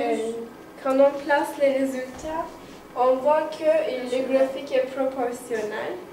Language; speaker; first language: French; non-native, learner; Turkish